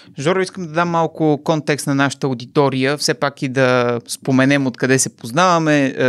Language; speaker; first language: Bulgarian; native; Bulgarian